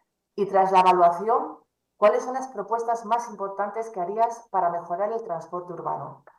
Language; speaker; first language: Spanish; native; Spanish